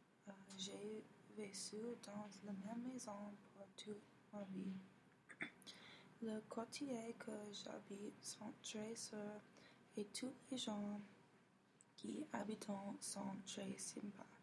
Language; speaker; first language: French; non-native, learner; English